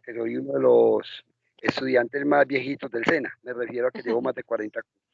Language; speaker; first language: Spanish; native; Spanish